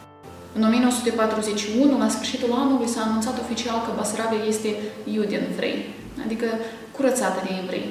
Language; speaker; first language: Romanian; native; Romanian